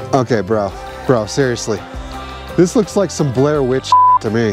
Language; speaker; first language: English; native; English